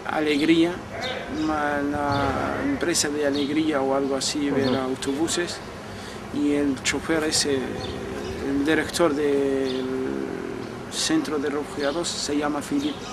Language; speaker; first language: Spanish; non-native, learner; Arabic